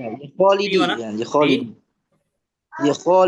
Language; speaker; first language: Arabic; non-native, learner; Indonesian